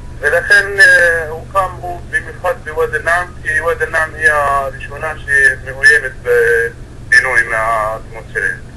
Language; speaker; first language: Hebrew; non-native, local second language; Arabic